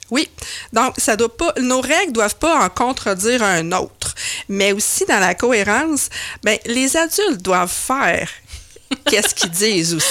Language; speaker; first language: French; native; French